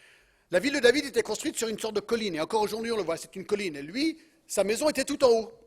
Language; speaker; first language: French; non-native, fluent; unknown